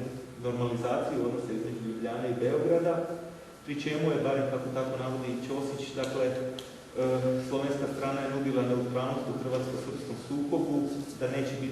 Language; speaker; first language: Croatian; native; Croatian